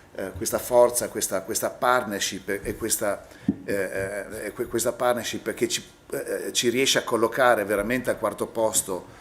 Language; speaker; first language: Italian; native; Italian